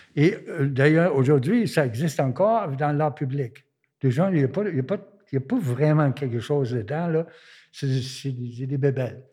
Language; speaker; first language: French; non-native, fluent; German